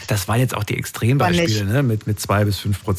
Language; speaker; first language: German; native; German